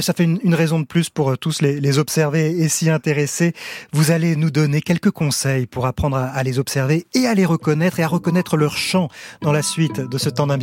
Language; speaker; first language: French; native; French